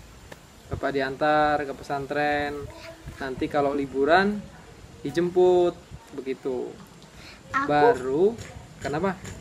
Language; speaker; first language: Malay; non-native, local second language; Javanese